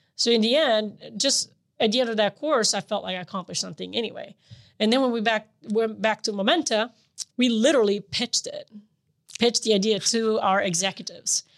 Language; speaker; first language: English; non-native, fluent; Serbian